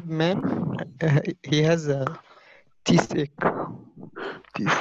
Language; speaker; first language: English; non-native, learner; Arabic